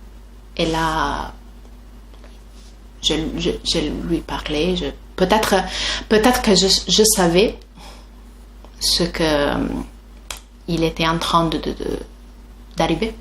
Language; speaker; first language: French; non-native, fluent; Italian